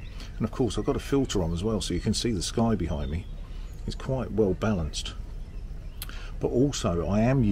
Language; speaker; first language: English; native; English